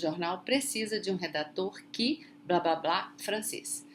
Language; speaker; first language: Portuguese; non-native, fluent; English